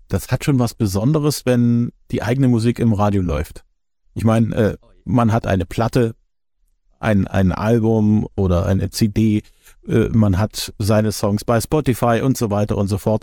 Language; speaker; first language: German; native; German